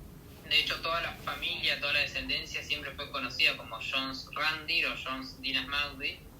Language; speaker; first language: Spanish; native; Spanish